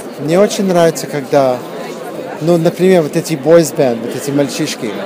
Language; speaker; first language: Russian; early bilingual, heritage; English